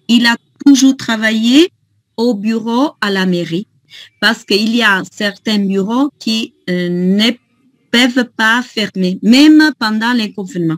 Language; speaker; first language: French; non-native, fluent; Italian